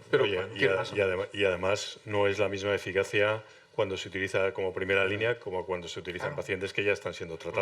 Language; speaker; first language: Spanish; native; Spanish